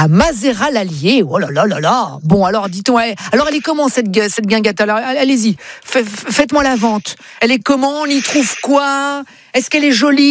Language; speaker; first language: French; native; French